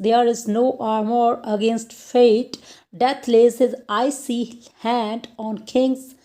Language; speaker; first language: English; non-native, local second language; Punjabi